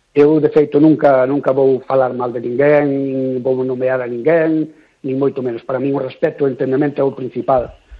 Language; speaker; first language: Galician; native; Galician